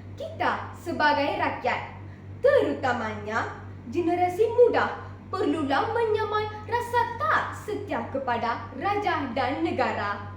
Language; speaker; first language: Malay; non-native, local second language; Tamil